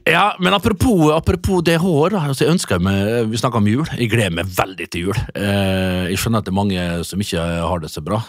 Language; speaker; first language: Norwegian; native; Norwegian